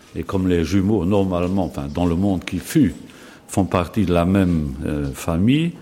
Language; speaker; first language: French; non-native, local second language; Luxembourgish